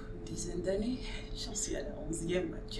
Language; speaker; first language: French; non-native, local second language; Wolof